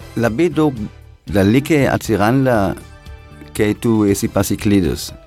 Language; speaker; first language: Lithuanian; non-native, fluent; German